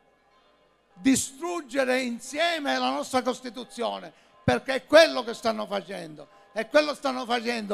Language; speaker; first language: Italian; native; Italian